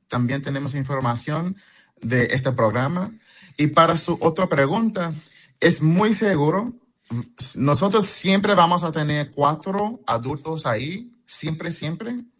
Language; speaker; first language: Spanish; non-native, fluent; English